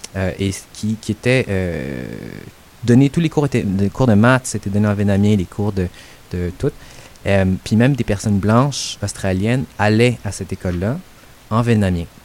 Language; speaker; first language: French; native; French